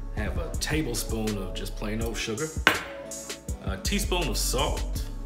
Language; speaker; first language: English; native; English